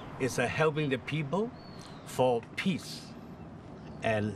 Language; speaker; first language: English; non-native, local second language; Cantonese